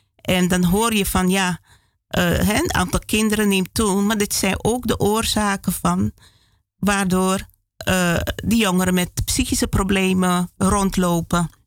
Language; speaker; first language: Dutch; native; Dutch